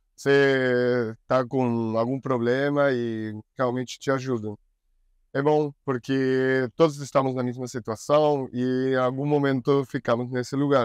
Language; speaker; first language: Portuguese; non-native, learner; Spanish